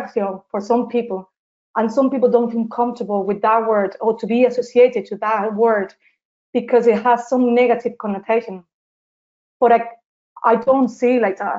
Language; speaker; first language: English; non-native, fluent; Spanish